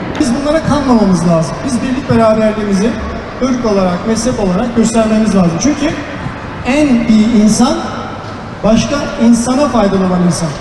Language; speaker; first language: Turkish; early bilingual, heritage; Turkish